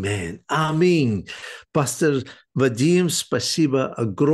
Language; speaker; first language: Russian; early bilingual, heritage; English